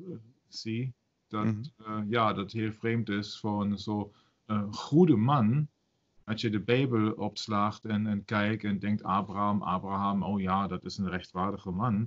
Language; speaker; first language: Dutch; non-native, learner; German